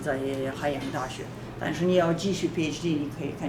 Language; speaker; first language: Chinese; non-native, fluent; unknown